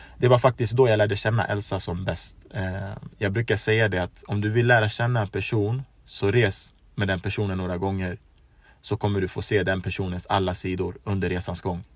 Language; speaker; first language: Swedish; early bilingual, other home language; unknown